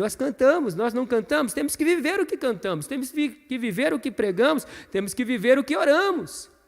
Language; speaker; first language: Portuguese; native; Portuguese